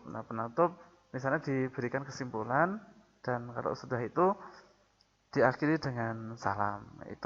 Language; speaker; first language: Indonesian; native; Indonesian